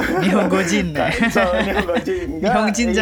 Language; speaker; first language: Japanese; non-native, learner; Indonesian